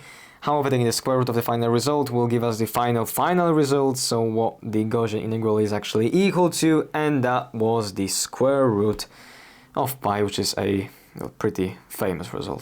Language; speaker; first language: English; non-native, fluent; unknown